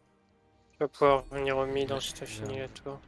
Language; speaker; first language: French; native; French